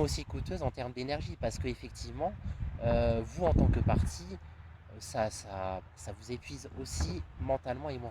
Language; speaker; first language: French; native; French